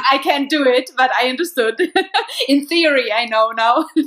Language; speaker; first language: English; non-native, fluent; German